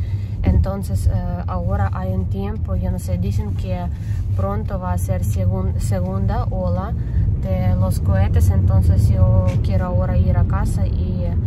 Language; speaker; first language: Spanish; non-native, learner; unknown